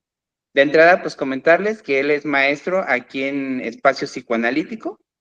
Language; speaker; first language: Spanish; native; Spanish